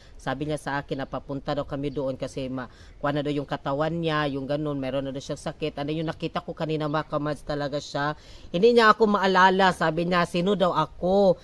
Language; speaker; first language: Filipino; non-native, local second language; Cebuano